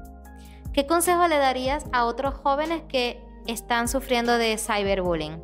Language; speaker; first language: Spanish; native; Spanish